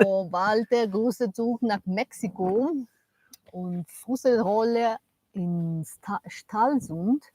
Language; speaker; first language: German; non-native, learner; Spanish